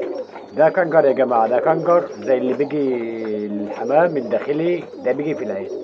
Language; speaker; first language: Arabic; native; Arabic